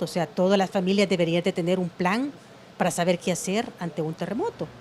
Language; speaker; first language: Spanish; native; Spanish